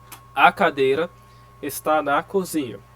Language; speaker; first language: Portuguese; non-native, fluent; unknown